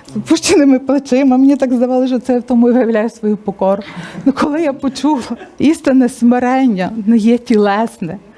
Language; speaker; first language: Ukrainian; native; Ukrainian